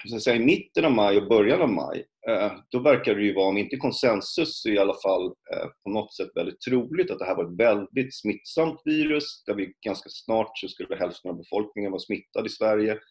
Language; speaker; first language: Swedish; native; Swedish